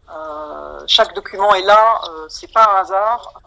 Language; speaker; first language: French; native; French